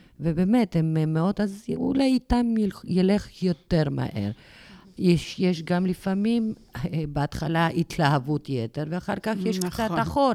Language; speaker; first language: Hebrew; non-native, fluent; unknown